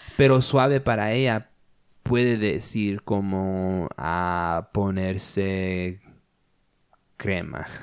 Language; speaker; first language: Spanish; early bilingual, heritage; Spanish